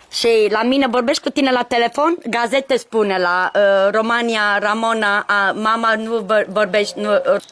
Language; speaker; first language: Turkish; non-native, learner; Romanian